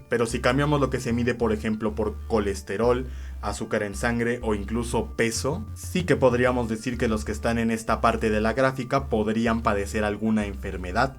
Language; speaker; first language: Spanish; native; Spanish